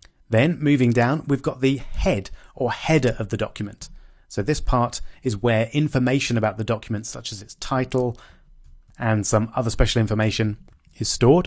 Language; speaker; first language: English; native; English